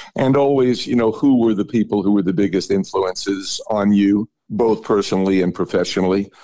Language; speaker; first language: English; native; English